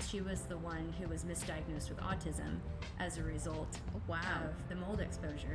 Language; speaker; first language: English; native; English